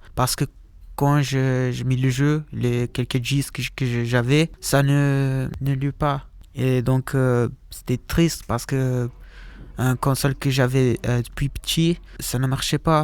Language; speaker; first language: French; non-native, learner; Portuguese